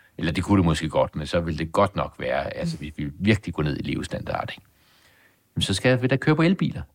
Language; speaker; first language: Danish; native; Danish